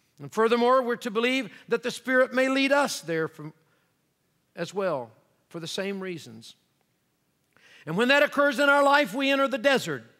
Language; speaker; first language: English; native; English